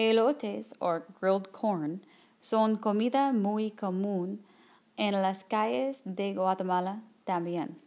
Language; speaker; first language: Spanish; non-native, learner; English